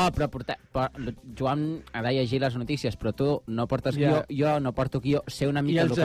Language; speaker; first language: Catalan; native; Catalan